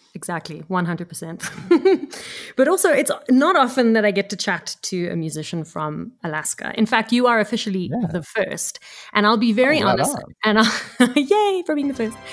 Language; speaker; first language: English; native; English